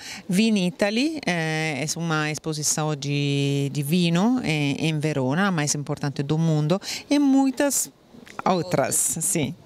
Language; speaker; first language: Portuguese; non-native, fluent; Italian